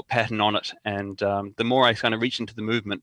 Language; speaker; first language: English; native; English